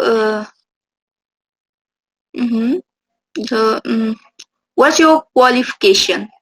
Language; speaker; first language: English; non-native, local second language; Urdu